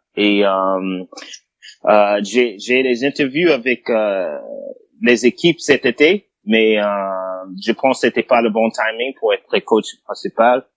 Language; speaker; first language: French; non-native, fluent; English